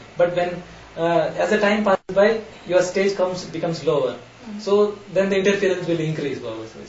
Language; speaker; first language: English; non-native, local second language; Hindi